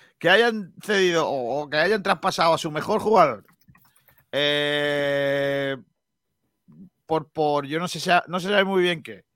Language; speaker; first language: Spanish; native; Spanish